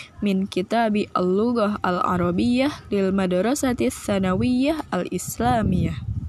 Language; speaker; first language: Arabic; non-native, learner; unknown